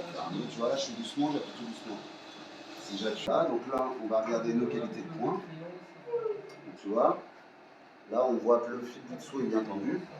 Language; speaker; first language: French; native; French